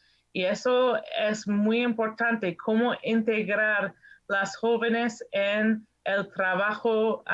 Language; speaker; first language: Spanish; non-native, learner; English